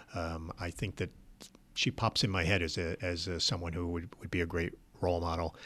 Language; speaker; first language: English; native; English